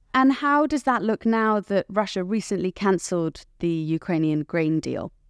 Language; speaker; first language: English; native; English